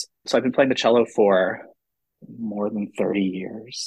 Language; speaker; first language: English; native; English